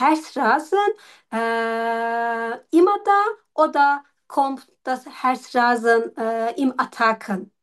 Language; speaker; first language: German; non-native, learner; Turkish